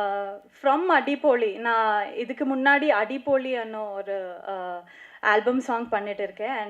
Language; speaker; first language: Tamil; non-native, learner; Kannada